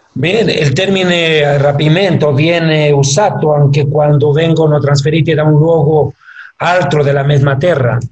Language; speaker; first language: Italian; non-native, learner; Spanish